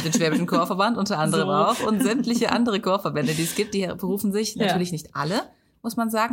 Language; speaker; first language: German; native; German